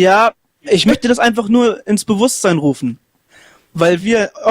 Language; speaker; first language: German; native; German